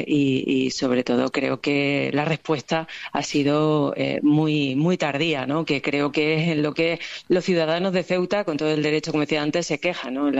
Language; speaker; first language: Spanish; native; Spanish